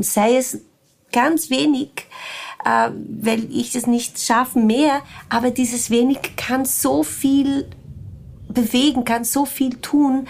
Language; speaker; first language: German; non-native, fluent; Portuguese